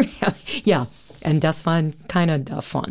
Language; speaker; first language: German; non-native, fluent; English